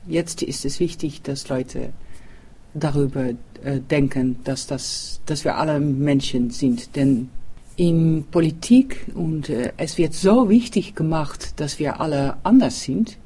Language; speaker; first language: German; non-native, learner; Dutch